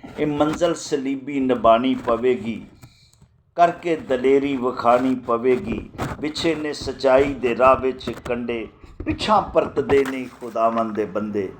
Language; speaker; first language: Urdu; non-native, local second language; Punjabi